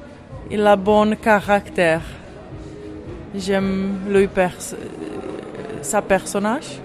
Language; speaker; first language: French; non-native, learner; Czech